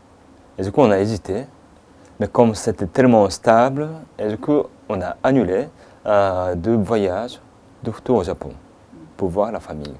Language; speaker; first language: French; non-native, fluent; Japanese